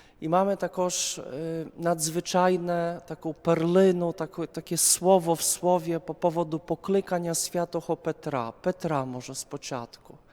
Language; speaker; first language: Polish; non-native, learner; Ukrainian